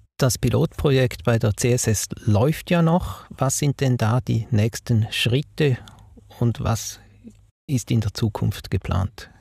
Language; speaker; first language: German; native; German